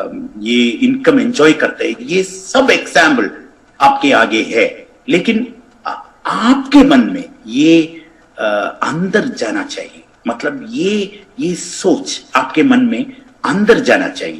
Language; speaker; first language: Hindi; non-native, fluent; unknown